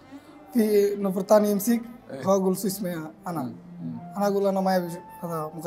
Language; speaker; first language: Arabic; non-native, learner; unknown